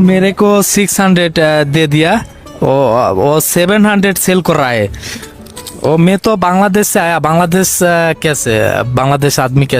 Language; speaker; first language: Hindi; non-native, learner; Bangla